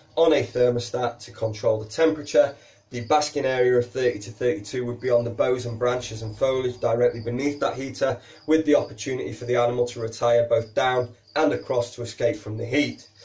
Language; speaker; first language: English; native; English